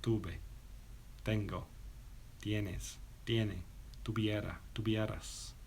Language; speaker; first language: Spanish; non-native, fluent; English